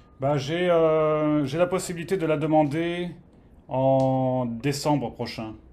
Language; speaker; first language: French; native; French